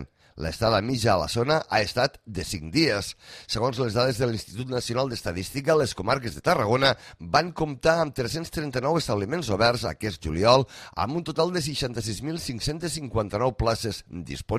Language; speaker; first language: Catalan; native; Catalan